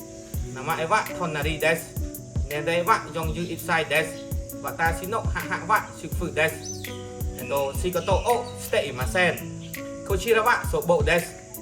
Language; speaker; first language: Japanese; non-native, learner; Khmer